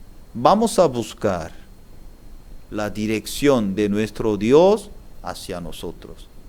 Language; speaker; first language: Spanish; non-native, learner; Korean